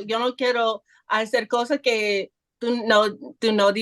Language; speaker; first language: Spanish; non-native, learner; English